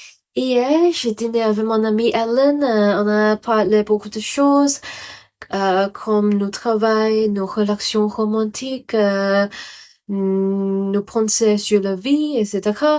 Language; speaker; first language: French; non-native, learner; Cantonese